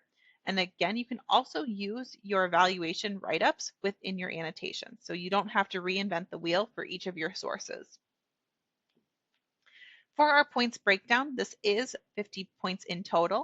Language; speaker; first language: English; native; English